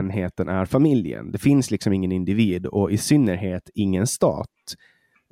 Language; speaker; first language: Swedish; native; Swedish